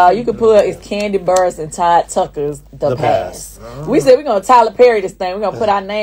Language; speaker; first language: English; native; English